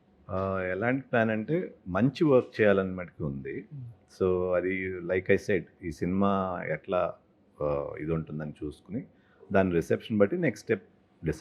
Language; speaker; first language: Telugu; native; Telugu